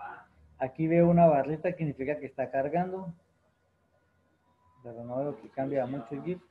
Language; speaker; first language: Spanish; native; Spanish